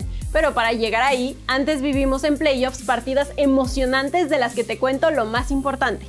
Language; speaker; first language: Spanish; native; Spanish